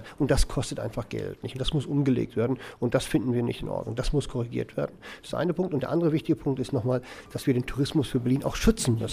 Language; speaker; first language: German; native; German